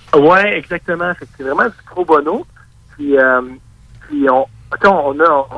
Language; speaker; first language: French; native; French